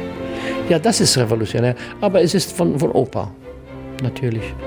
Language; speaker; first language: German; non-native, learner; English